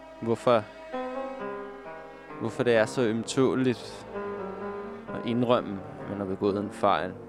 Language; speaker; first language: Danish; native; Danish